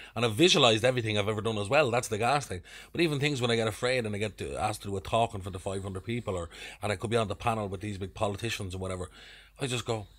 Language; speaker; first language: English; native; English